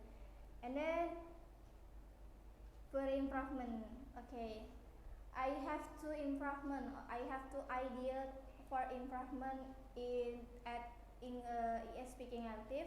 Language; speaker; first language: English; non-native, learner; Indonesian